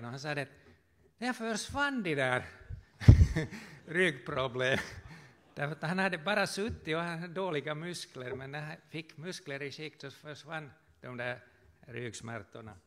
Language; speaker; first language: Swedish; non-native, fluent; Finnish